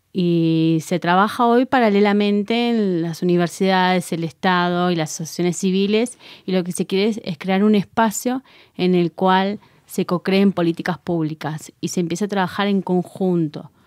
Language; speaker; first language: Spanish; native; Spanish